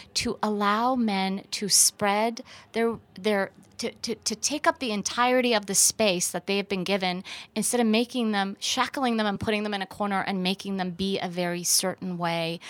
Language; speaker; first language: English; early bilingual, other home language; Persian